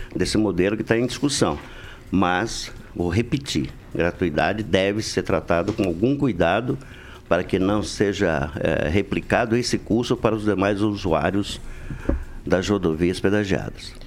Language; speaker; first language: Portuguese; native; Portuguese